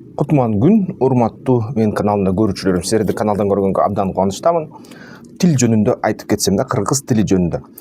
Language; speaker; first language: Kyrgyz; non-native, local second language; Russian